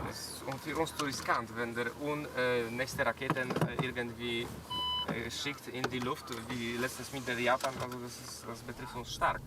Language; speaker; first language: German; non-native, fluent; Polish